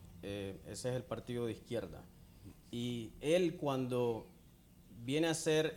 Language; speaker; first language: Spanish; native; Spanish